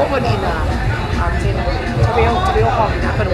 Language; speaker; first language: English; non-native, learner; Thai